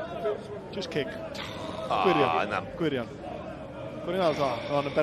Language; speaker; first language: Welsh; native; Welsh